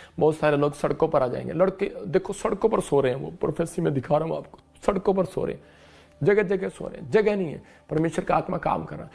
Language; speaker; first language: Hindi; non-native, local second language; Punjabi